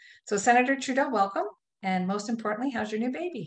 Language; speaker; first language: English; native; English